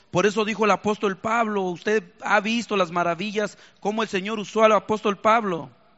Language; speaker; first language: Spanish; native; Spanish